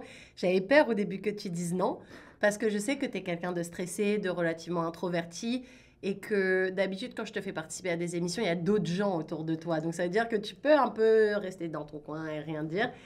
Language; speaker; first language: French; native; French